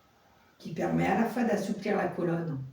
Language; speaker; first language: French; native; French